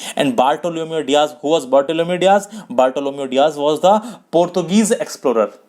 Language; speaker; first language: English; non-native, local second language; Hindi